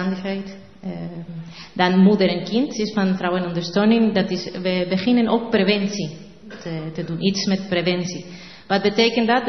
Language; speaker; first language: Dutch; non-native, learner; Spanish